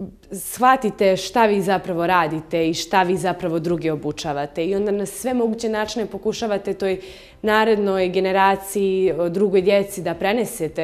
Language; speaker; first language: Croatian; native; Croatian